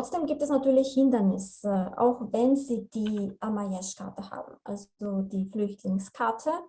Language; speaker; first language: German; non-native, fluent; Slovenian